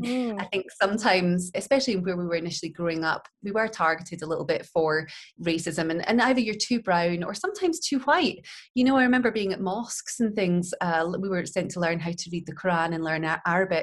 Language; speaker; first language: English; native; English